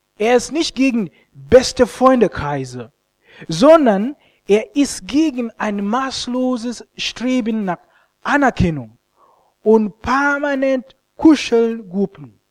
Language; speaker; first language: German; non-native, fluent; Ganda